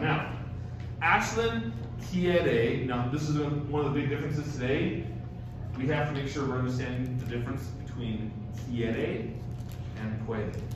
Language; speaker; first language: English; native; English